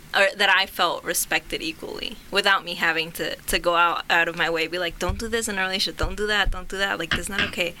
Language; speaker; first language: English; early bilingual, other home language; Spanish